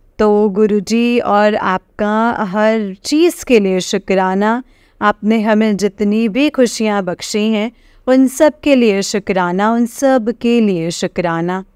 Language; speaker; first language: Hindi; native; Hindi